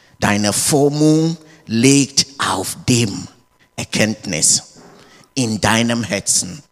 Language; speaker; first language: German; non-native, learner; English